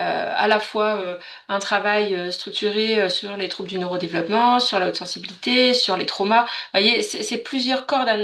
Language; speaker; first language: French; native; French